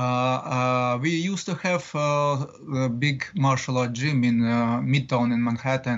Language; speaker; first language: English; non-native, learner; Latvian